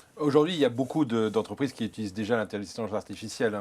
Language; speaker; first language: French; native; French